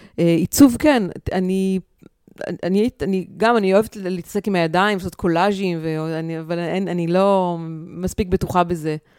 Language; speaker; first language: Hebrew; native; Hebrew